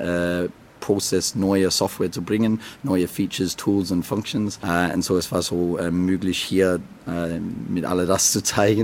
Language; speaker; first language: German; non-native, learner; English